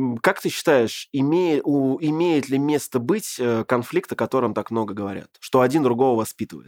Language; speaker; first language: Russian; native; Russian